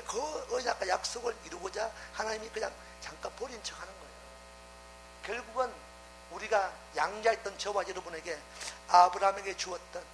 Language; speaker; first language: Korean; native; Korean